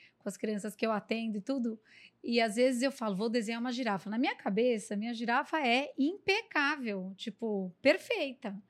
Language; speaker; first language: Portuguese; native; Portuguese